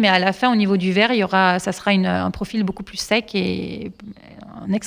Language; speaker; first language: French; native; French